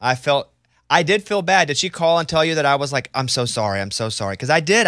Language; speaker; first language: English; native; English